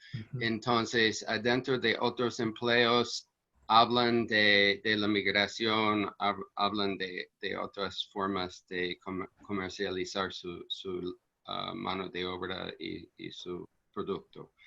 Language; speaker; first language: Spanish; non-native, fluent; English